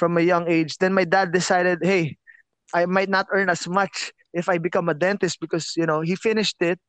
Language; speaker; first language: English; non-native, local second language; Filipino